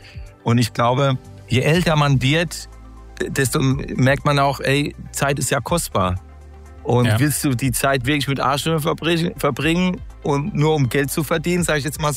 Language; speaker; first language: German; native; German